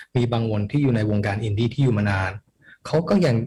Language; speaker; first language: Thai; early bilingual, heritage; Thai